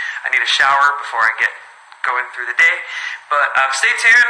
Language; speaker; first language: English; early bilingual, other home language; Spanish